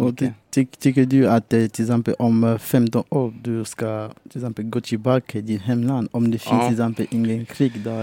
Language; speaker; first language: Swedish; non-native, fluent; French